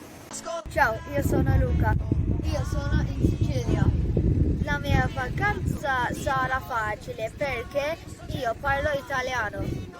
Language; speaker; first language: Italian; non-native, learner; Maltese